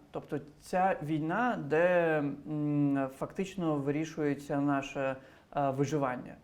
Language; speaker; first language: Ukrainian; non-native, local second language; Crimean Tatar